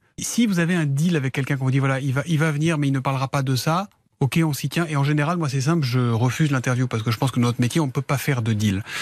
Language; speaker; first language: French; native; French